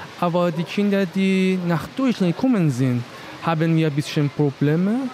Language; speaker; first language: German; non-native, learner; Persian